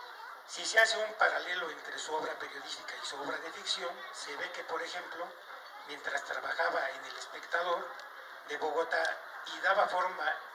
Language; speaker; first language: Spanish; native; Spanish